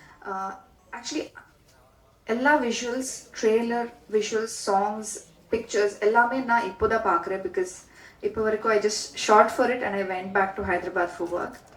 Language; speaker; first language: Tamil; non-native, learner; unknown